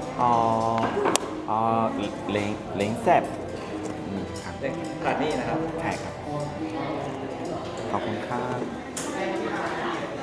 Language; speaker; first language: Thai; non-native, learner; Chinese